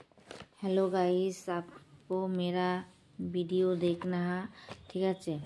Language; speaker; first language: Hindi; non-native, learner; Bangla